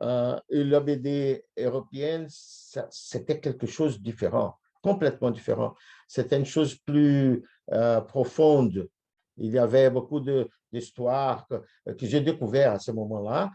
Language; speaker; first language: French; non-native, fluent; Portuguese